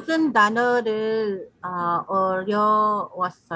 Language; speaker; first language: Korean; non-native, learner; English